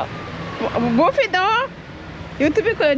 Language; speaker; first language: Turkish; non-native, learner; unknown